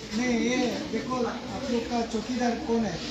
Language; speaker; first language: Hindi; non-native, local second language; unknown